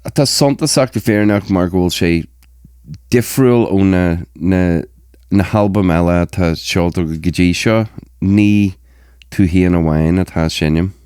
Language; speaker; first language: Irish; native; Irish